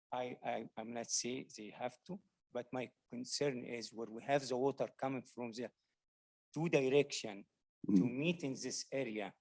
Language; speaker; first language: English; non-native, learner; Arabic